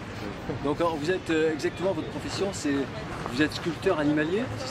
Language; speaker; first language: French; native; French